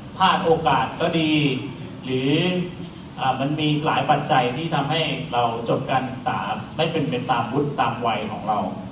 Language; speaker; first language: Thai; native; Thai